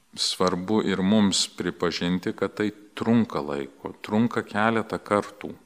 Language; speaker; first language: Lithuanian; early bilingual, heritage; Lithuanian